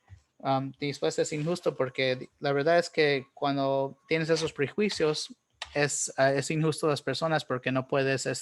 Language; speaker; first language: Spanish; early bilingual, heritage; Spanish